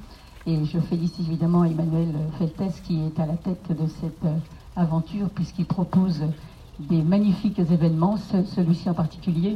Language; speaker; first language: French; native; French